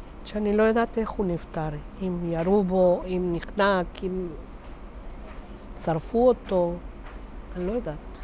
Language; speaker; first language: Hebrew; non-native, fluent; Spanish